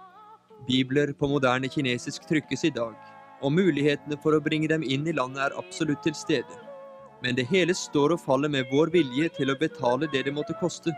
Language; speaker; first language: Norwegian; native; Norwegian